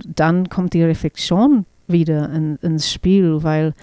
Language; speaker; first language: German; non-native, fluent; English